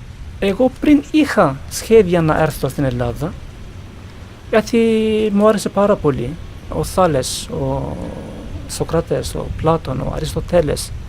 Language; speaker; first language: Greek; non-native, learner; Turkish